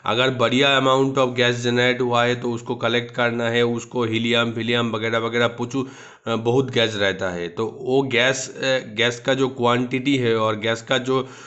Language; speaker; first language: Hindi; non-native, local second language; Bangla